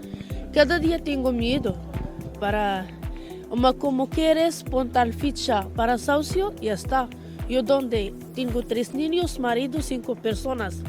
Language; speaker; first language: Spanish; non-native, learner; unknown